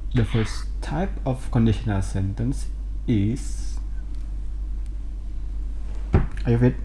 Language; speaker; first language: English; non-native, fluent; Indonesian